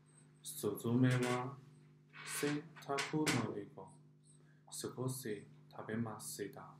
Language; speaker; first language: Japanese; non-native, learner; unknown